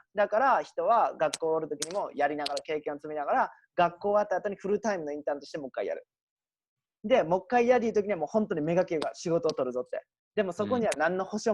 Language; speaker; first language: Japanese; native; Japanese